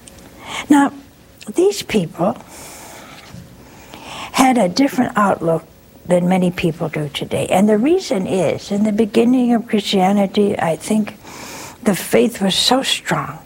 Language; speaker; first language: English; native; English